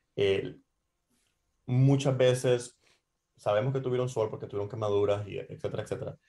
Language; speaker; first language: Spanish; native; Spanish